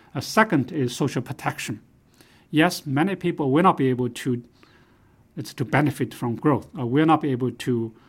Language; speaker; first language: English; non-native, fluent; Chinese